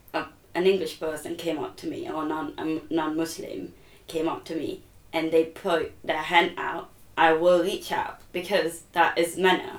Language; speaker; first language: English; non-native, local second language; Malay